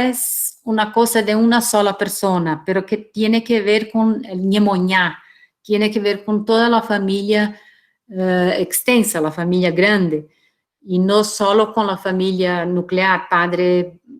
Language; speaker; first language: Spanish; non-native, fluent; Portuguese